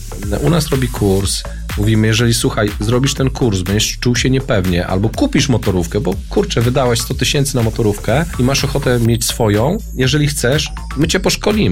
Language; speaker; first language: Polish; native; Polish